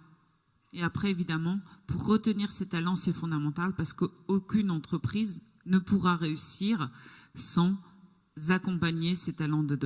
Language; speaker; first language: French; native; French